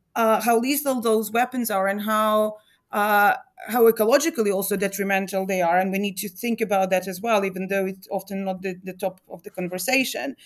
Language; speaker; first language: English; non-native, fluent; Ukrainian